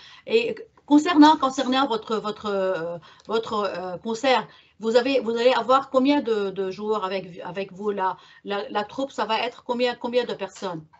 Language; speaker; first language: French; non-native, local second language; Arabic